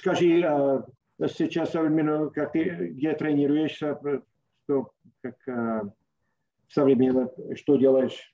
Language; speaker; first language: Russian; non-native, fluent; English